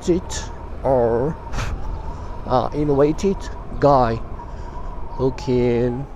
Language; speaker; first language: English; non-native, local second language; Tibetan